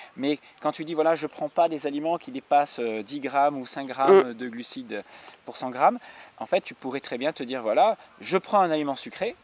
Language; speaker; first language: French; native; French